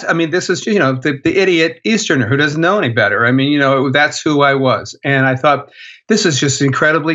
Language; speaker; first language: English; native; English